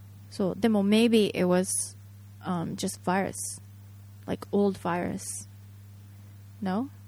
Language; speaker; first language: English; non-native, fluent; Japanese